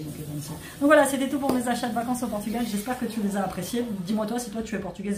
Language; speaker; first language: French; native; French